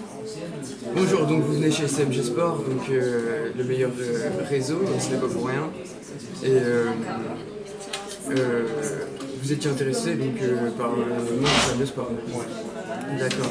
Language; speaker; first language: French; native; French